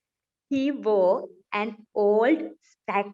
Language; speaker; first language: English; non-native, learner; Sinhala